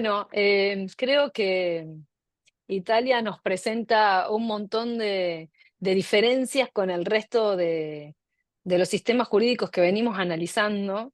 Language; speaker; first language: Spanish; native; Spanish